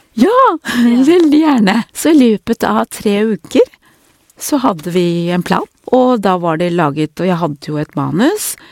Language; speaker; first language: Norwegian; early bilingual, other home language; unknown